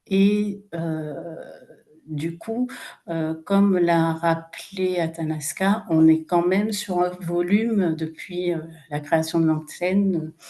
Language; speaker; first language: French; native; French